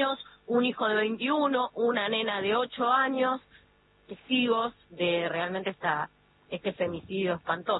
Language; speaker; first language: Spanish; native; Spanish